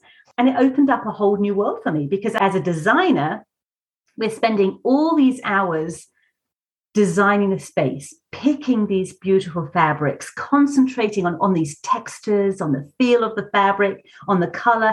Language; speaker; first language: English; native; English